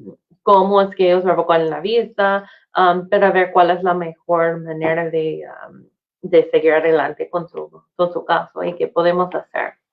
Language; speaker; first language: Spanish; non-native, fluent; English